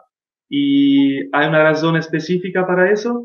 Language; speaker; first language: Spanish; non-native, fluent; Italian